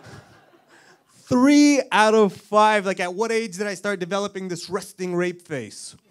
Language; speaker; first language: English; native; English